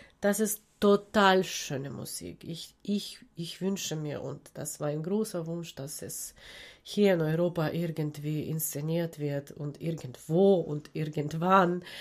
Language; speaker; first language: German; non-native, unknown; Ukrainian